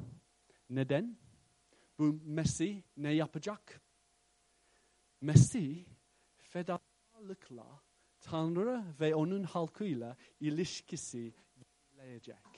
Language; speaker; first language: Turkish; non-native, fluent; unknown